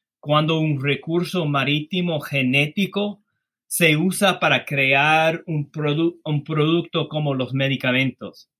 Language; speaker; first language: Spanish; non-native, fluent; English